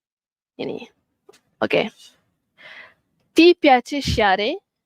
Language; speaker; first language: Italian; non-native, fluent; Malay